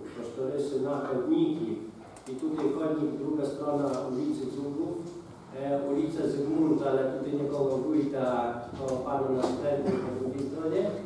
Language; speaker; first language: Polish; non-native, local second language; Lithuanian